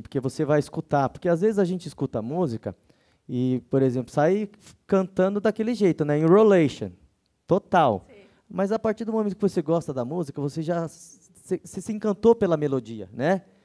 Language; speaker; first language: Portuguese; native; Portuguese